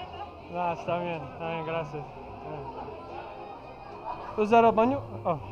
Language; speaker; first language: Spanish; non-native, learner; English